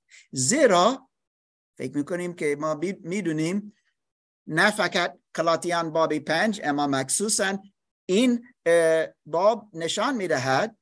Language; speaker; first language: Persian; non-native, learner; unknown